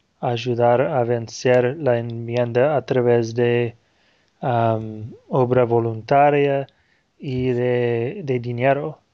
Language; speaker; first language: Spanish; non-native, fluent; Portuguese